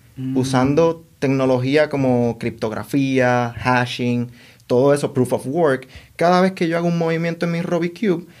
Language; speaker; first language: Spanish; native; Spanish